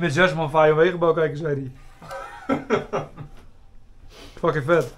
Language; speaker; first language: Dutch; native; Dutch